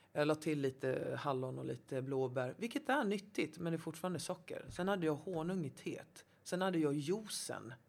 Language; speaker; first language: Swedish; native; Swedish